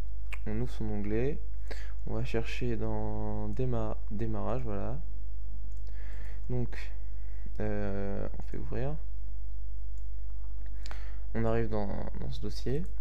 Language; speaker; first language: French; native; French